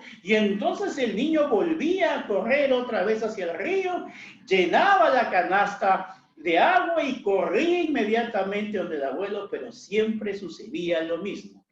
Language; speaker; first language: Spanish; native; Spanish